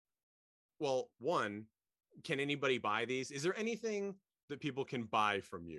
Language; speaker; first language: English; native; English